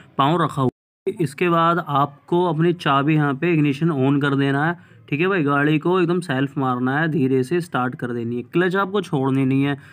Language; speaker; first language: Hindi; native; Hindi